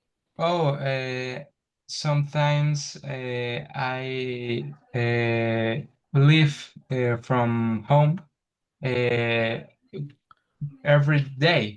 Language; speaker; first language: English; non-native, learner; Spanish